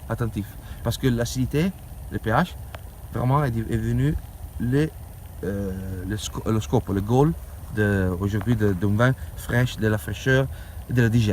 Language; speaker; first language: French; non-native, learner; Italian